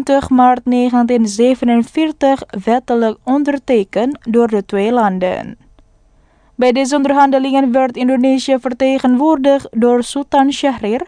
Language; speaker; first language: Dutch; non-native, fluent; Indonesian